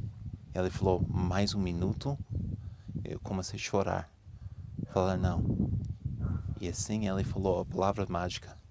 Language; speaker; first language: Portuguese; non-native, fluent; English